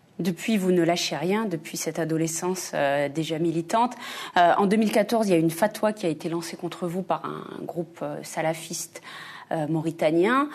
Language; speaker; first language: French; native; French